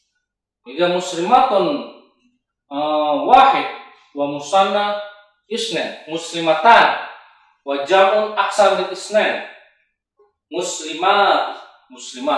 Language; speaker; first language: Arabic; non-native, fluent; Indonesian